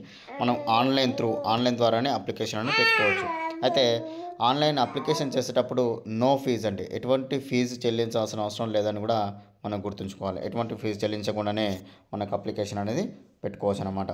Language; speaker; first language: Telugu; native; Telugu